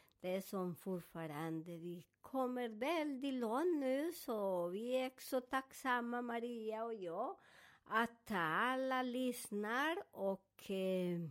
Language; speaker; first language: Swedish; non-native, fluent; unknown